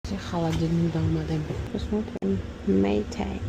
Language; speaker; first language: Russian; non-native, local second language; Tajik